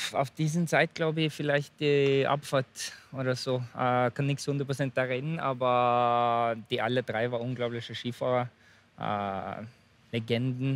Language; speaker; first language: German; non-native, fluent; Norwegian